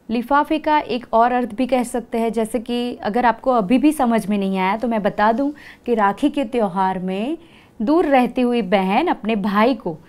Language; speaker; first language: Hindi; non-native, local second language; Gujarati